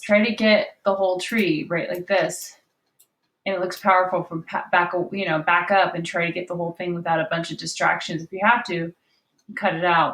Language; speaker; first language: English; native; English